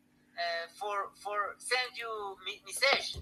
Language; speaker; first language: English; non-native, learner; Spanish